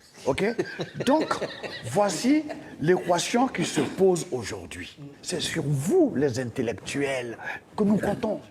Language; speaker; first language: French; non-native, local second language; Dyula